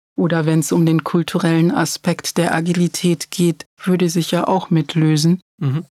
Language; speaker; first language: German; early bilingual, other home language; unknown